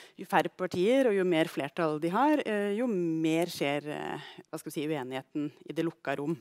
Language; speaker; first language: Norwegian; native; Norwegian